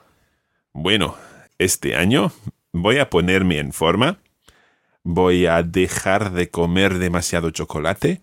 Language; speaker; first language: Spanish; non-native, fluent; English